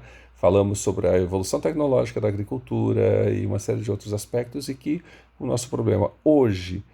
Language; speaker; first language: Portuguese; native; Portuguese